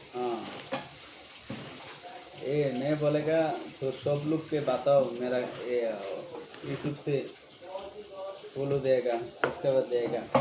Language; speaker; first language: Hindi; non-native, learner; Bangla